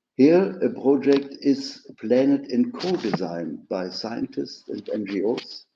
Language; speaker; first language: English; non-native, fluent; German